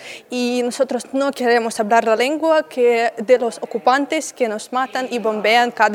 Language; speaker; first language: Spanish; non-native, learner; Russian